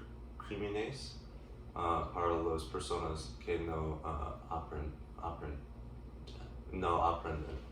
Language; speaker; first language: Spanish; non-native, learner; English